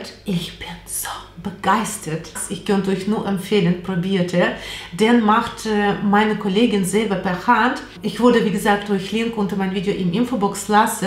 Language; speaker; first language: German; non-native, learner; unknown